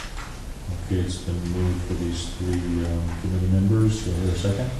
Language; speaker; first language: English; native; English